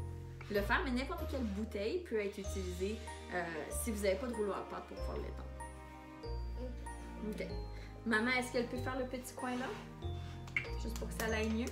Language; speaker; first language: French; native; French